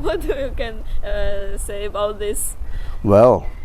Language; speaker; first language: English; non-native, learner; Ukrainian